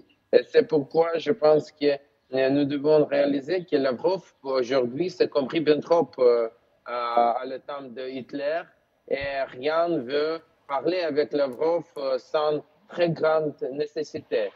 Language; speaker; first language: French; non-native, learner; Ukrainian